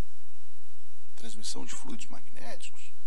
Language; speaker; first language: Portuguese; native; Portuguese